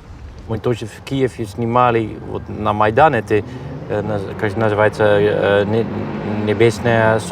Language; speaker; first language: Russian; non-native, learner; Dutch